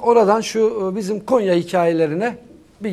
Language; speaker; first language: Turkish; native; Turkish